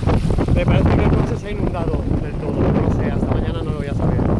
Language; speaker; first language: Spanish; native; Spanish